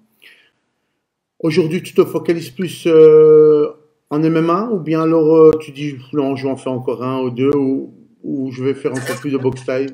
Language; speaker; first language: French; native; French